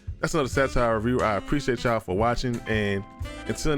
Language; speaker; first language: English; native; English